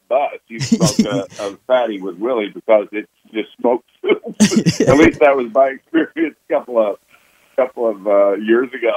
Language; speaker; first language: English; native; English